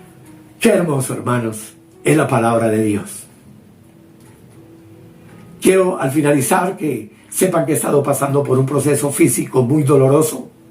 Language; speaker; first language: Spanish; native; Spanish